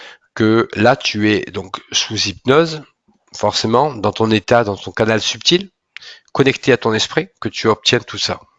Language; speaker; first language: French; native; French